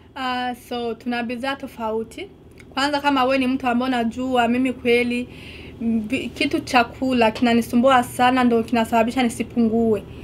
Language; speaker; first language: Swahili; non-native, local second language; Rundi